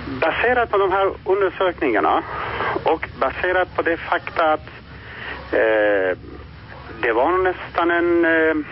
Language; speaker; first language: Swedish; non-native, fluent; Persian